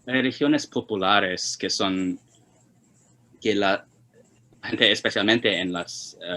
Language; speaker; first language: Spanish; non-native, fluent; Chinese